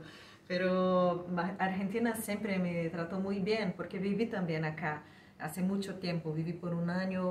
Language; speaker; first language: Spanish; non-native, fluent; Portuguese